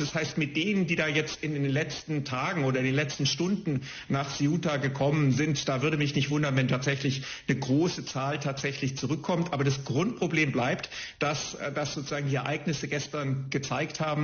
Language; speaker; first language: German; native; German